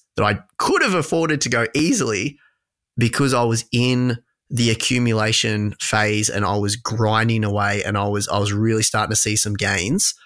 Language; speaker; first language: English; native; English